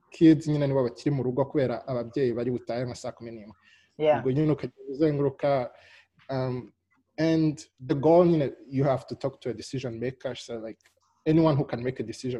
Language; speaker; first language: English; non-native, local second language; Kinyarwanda